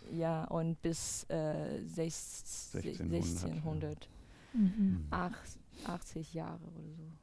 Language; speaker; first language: German; non-native, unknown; Chinese